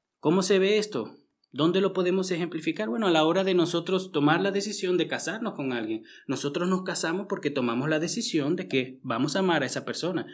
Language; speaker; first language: Spanish; native; Spanish